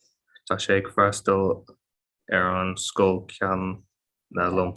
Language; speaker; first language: Irish; non-native, local second language; English